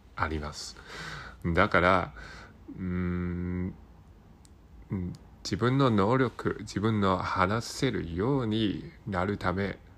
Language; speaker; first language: Japanese; non-native, learner; Cantonese